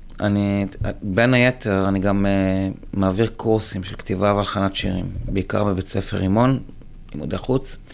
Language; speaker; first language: Hebrew; native; Hebrew